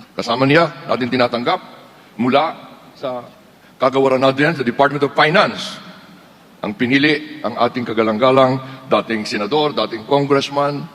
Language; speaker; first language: Filipino; native; Filipino